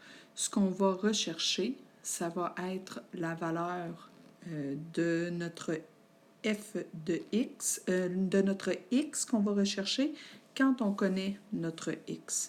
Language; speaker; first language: French; native; French